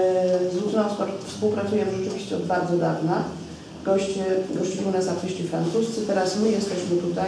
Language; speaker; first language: Polish; native; Polish